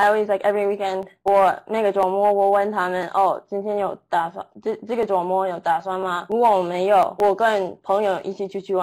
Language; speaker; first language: Chinese; non-native, learner; English